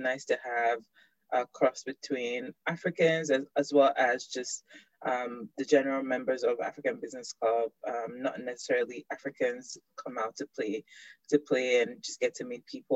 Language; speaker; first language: English; non-native, local second language; Yoruba